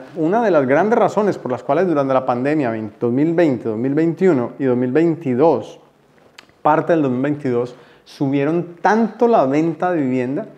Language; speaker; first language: Spanish; native; Spanish